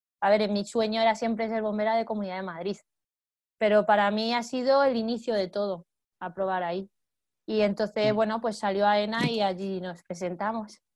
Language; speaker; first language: Spanish; native; Spanish